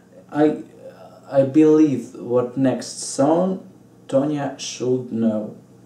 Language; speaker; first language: English; non-native, learner; Russian